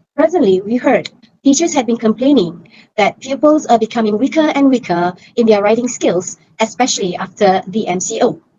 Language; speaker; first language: English; non-native, local second language; Malay